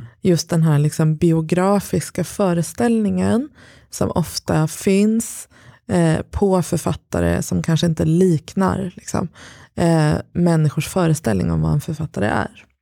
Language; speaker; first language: Swedish; early bilingual, other home language; Persian